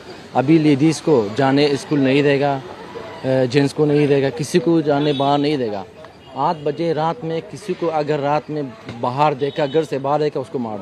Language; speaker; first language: Hindi; non-native, learner; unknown